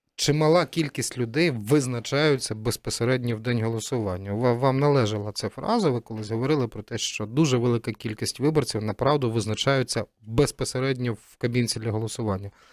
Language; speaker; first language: Ukrainian; native; Ukrainian